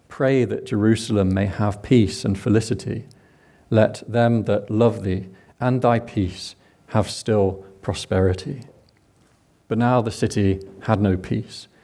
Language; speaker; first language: English; native; English